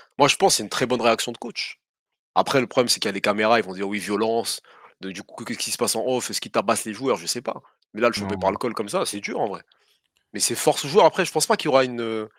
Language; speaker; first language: French; native; French